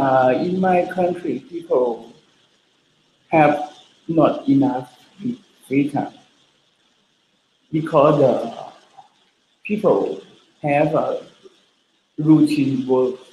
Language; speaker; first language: English; non-native, learner; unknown